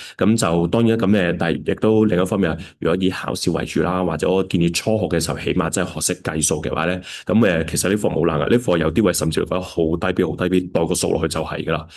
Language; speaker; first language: Cantonese; native; Cantonese